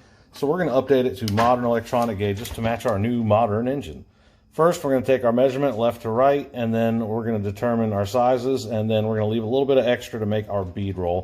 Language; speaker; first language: English; native; English